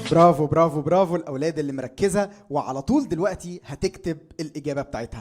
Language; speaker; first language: Arabic; native; Arabic